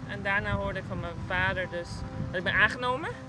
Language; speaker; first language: Dutch; non-native, local second language; Papiamento